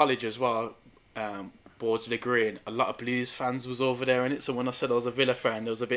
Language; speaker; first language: English; native; English